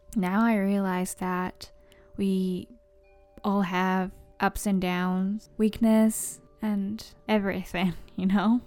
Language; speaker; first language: English; non-native, fluent; Japanese